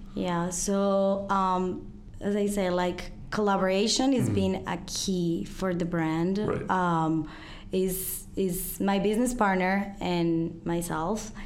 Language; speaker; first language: English; non-native, fluent; Spanish